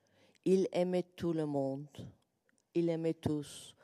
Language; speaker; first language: French; non-native, learner; Turkish